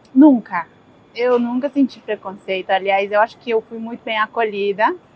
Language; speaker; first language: Portuguese; early bilingual, other home language; Spanish